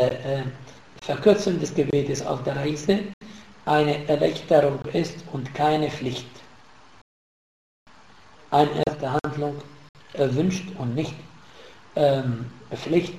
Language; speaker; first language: German; non-native, fluent; Arabic